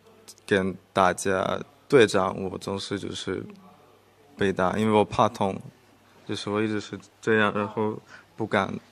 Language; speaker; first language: Chinese; non-native, fluent; Russian